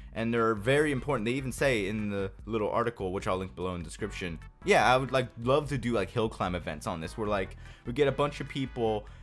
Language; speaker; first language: English; native; English